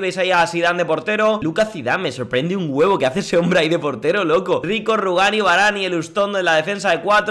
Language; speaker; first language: Spanish; native; Spanish